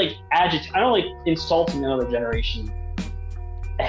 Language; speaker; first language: English; native; English